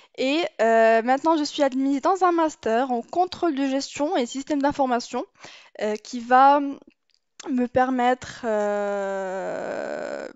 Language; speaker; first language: French; non-native, local second language; Arabic